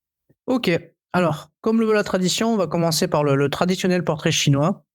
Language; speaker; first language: French; native; French